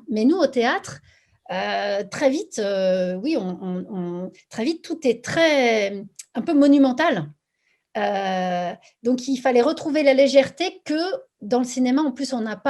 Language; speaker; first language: French; native; French